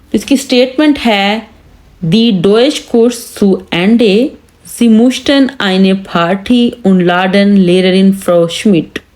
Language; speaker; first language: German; non-native, learner; Urdu